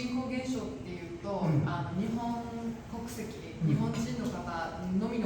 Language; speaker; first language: Japanese; native; Japanese